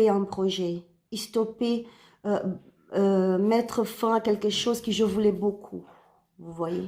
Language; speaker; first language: French; non-native, learner; Spanish